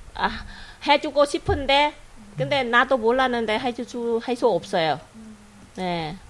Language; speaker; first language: Korean; non-native, learner; Vietnamese